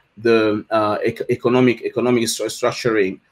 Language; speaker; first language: English; non-native, fluent; French